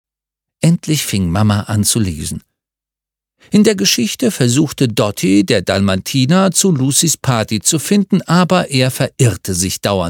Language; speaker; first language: German; native; German